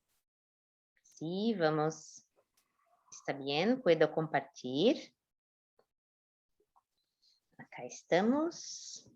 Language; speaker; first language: Spanish; non-native, fluent; Portuguese